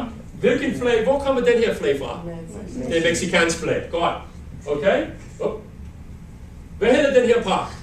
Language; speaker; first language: Danish; non-native, learner; English